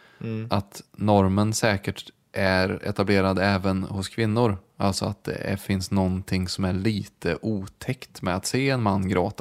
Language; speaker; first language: Swedish; native; Swedish